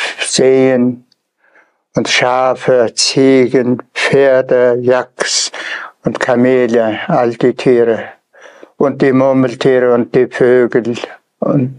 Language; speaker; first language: German; non-native, fluent; Tuvinian